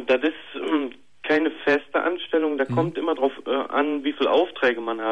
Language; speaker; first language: German; native; German